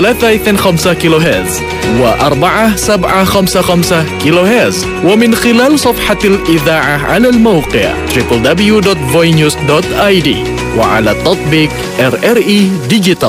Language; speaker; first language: Arabic; non-native, fluent; Indonesian